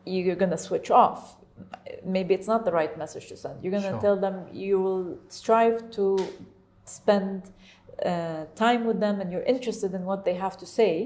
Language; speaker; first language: English; non-native, fluent; Arabic